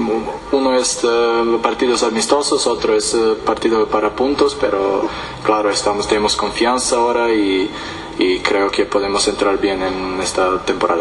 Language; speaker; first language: Spanish; non-native, learner; Serbian